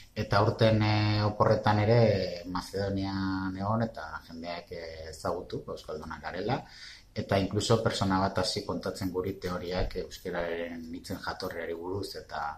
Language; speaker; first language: Basque; native; Basque